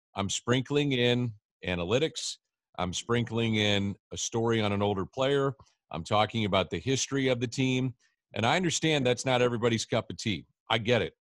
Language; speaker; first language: English; native; English